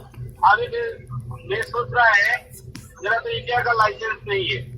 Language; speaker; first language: Hindi; non-native, learner; Bangla